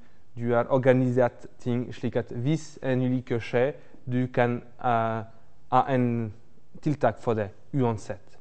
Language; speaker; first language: Norwegian; non-native, fluent; French